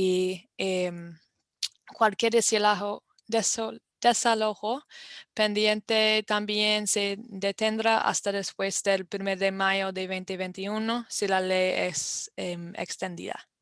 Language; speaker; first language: Spanish; non-native, fluent; English